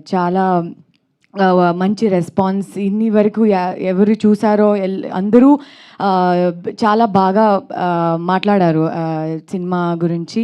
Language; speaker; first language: Telugu; non-native, learner; Kannada